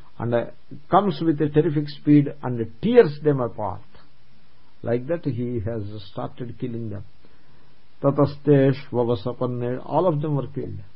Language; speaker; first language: English; non-native, local second language; Telugu